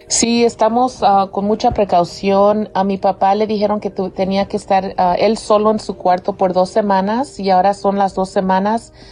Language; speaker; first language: Spanish; early bilingual, heritage; Spanish